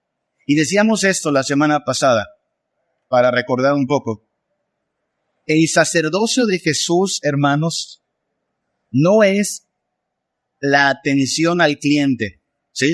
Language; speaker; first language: Spanish; native; Spanish